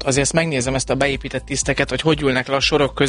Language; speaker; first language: Hungarian; native; Hungarian